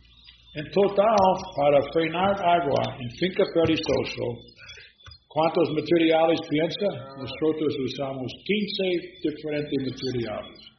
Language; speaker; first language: Spanish; non-native, learner; English